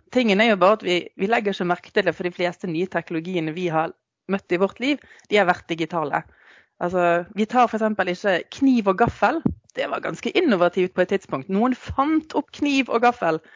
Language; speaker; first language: Norwegian; native; Norwegian